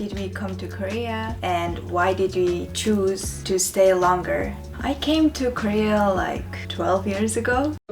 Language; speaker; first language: English; non-native, fluent; Mongolian